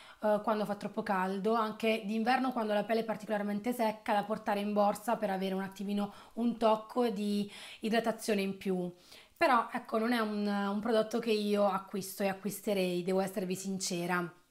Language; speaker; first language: Italian; native; Italian